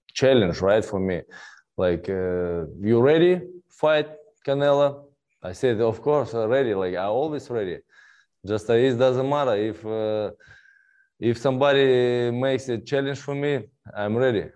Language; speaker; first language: English; non-native, learner; Russian